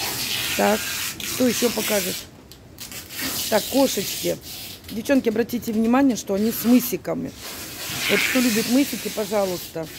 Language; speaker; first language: Russian; native; Russian